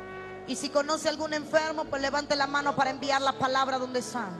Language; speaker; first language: Spanish; native; Spanish